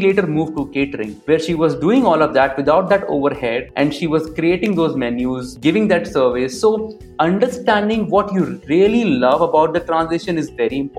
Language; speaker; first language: English; non-native, local second language; Hindi